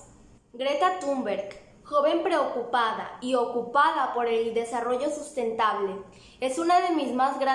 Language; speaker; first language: Spanish; native; Spanish